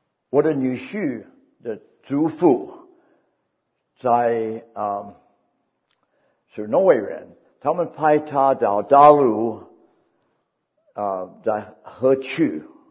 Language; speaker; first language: Chinese; non-native, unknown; English